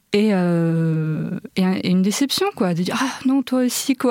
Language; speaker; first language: French; early bilingual, other home language; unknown